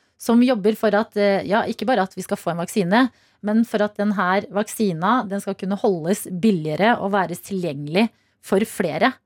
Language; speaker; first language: Norwegian; native; Norwegian